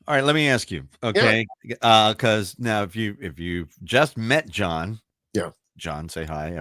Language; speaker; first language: English; native; English